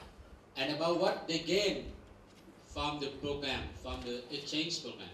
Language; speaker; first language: English; non-native, learner; Thai